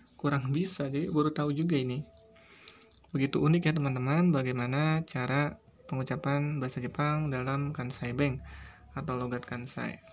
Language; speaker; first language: Indonesian; native; Indonesian